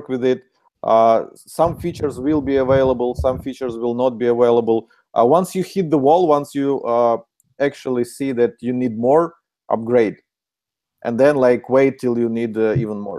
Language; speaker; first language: English; non-native, fluent; Ukrainian